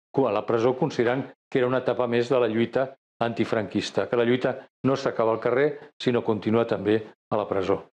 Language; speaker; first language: Catalan; native; Catalan